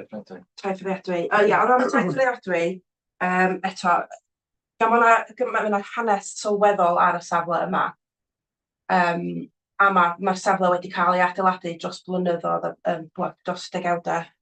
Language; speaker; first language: Welsh; native; Welsh